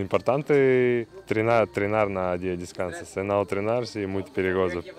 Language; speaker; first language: Portuguese; non-native, learner; Russian